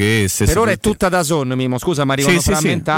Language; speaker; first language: Italian; native; Italian